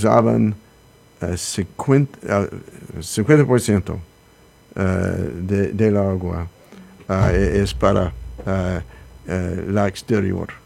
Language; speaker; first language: Spanish; non-native, learner; English